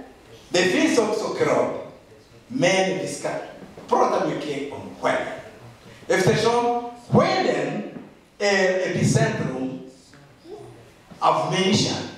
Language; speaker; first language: Swedish; non-native, learner; Rundi